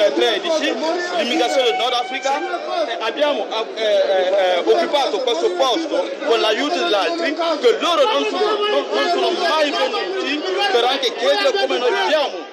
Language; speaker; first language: Italian; non-native, fluent; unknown